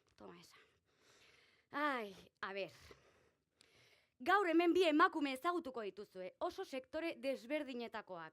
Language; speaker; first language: Basque; native; Basque